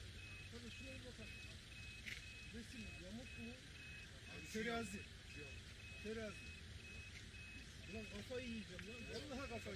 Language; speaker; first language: Turkish; native; Turkish